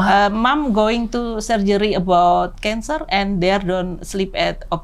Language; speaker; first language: English; non-native, learner; Indonesian